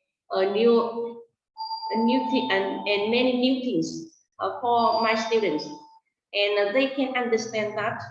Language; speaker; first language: English; non-native, fluent; Vietnamese